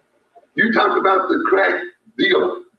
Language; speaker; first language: English; native; English